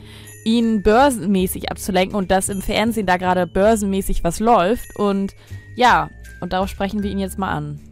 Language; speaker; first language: German; native; German